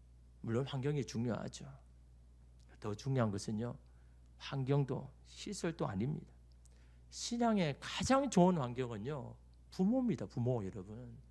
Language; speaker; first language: Korean; native; Korean